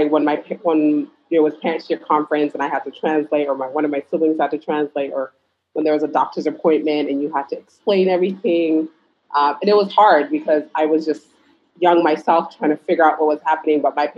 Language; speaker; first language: English; early bilingual, other home language; Fula